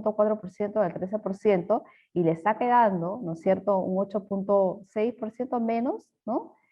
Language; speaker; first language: Spanish; native; Spanish